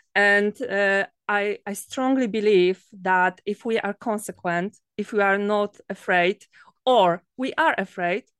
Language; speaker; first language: English; non-native, fluent; Polish